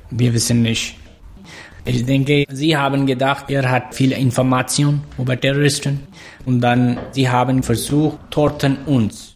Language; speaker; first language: German; non-native, learner; Pashto